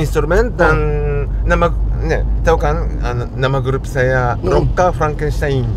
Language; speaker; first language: Indonesian; non-native, fluent; Japanese